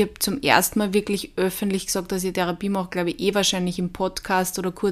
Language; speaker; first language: German; native; German